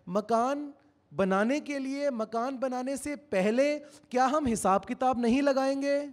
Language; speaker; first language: Hindi; native; Hindi